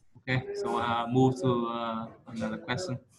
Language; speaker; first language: English; non-native, fluent; Vietnamese